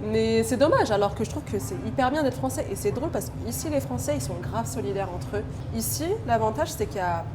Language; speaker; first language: French; early bilingual, other home language; Vietnamese